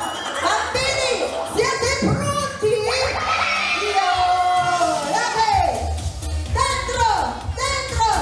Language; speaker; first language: Italian; non-native, learner; Filipino